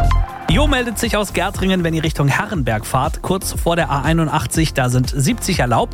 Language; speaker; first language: German; native; German